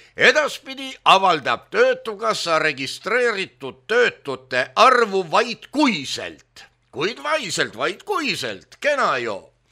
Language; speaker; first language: Estonian; native; Estonian